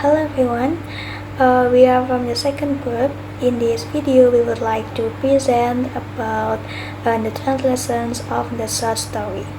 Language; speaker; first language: English; non-native, learner; Indonesian